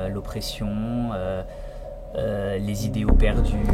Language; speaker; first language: French; native; French